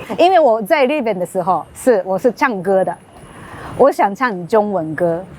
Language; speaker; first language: Chinese; non-native, fluent; Japanese